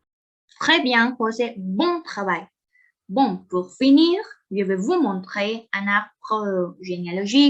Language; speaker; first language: French; non-native, fluent; Spanish